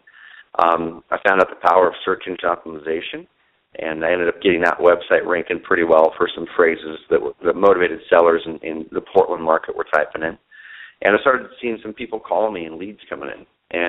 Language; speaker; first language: English; native; English